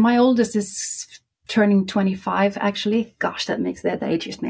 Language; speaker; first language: English; non-native, fluent; Icelandic